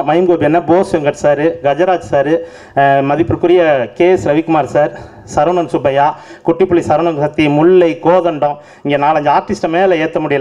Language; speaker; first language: Tamil; native; Tamil